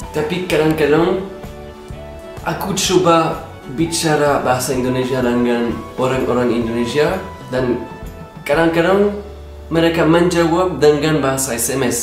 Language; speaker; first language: Indonesian; non-native, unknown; French